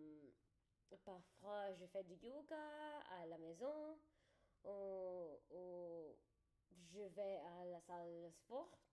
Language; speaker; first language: French; non-native, learner; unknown